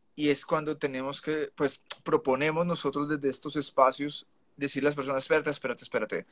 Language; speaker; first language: Spanish; native; Spanish